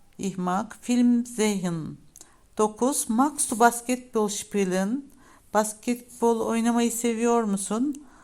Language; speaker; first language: Turkish; native; Turkish